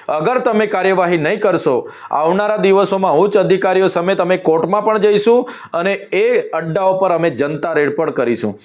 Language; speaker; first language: Gujarati; non-native, local second language; Vasavi